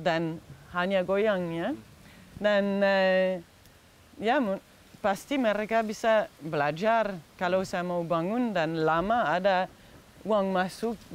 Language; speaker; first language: Indonesian; non-native, fluent; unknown